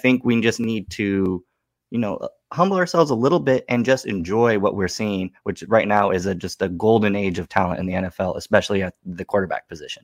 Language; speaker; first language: English; native; English